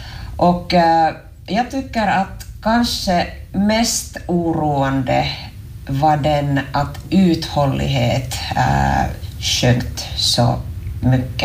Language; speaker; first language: Swedish; non-native, local second language; Finnish